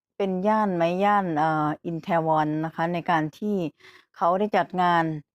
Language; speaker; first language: Thai; native; Thai